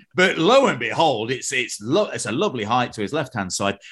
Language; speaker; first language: English; native; English